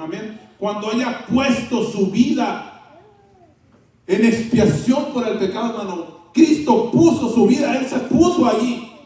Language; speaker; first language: Spanish; native; Spanish